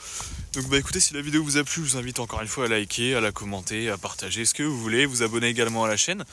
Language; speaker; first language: French; native; French